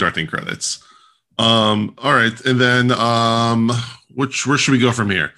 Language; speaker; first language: English; native; English